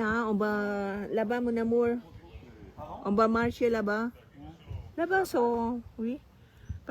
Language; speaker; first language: French; non-native, learner; Filipino